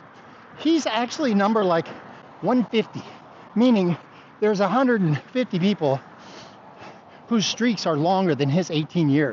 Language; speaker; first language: English; native; English